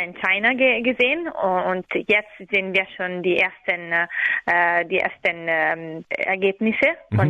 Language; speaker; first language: German; non-native, learner; Italian